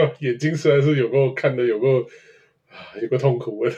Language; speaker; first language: Chinese; native; Chinese